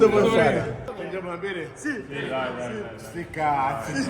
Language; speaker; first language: Italian; non-native, learner; Portuguese